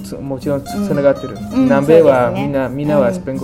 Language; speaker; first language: Japanese; non-native, learner; Spanish